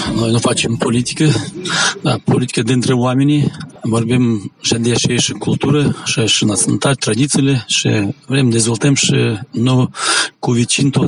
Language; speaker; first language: Romanian; non-native, local second language; Gagauz